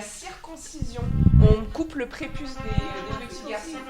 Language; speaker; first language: French; native; French